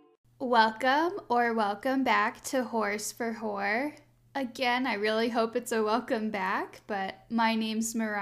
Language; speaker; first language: English; native; English